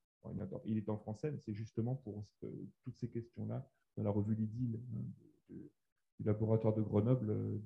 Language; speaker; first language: French; native; French